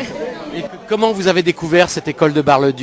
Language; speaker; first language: French; native; French